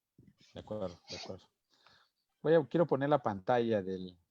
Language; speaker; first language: Spanish; native; Spanish